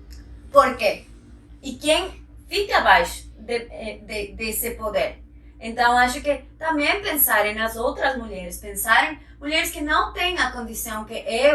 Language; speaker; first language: Portuguese; non-native, fluent; Spanish